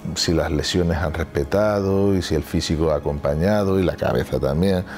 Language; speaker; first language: Spanish; native; Spanish